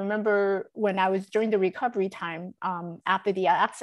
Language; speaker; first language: English; non-native, fluent; Chinese